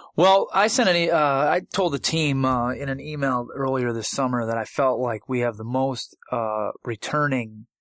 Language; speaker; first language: English; native; English